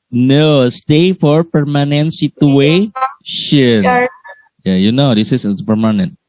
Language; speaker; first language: English; non-native, learner; Indonesian